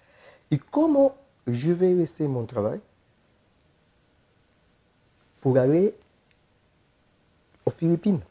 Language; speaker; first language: French; non-native, fluent; Spanish